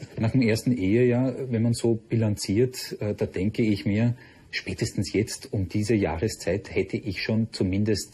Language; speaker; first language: German; native; German